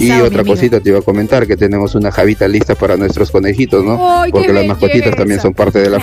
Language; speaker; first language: Spanish; native; Spanish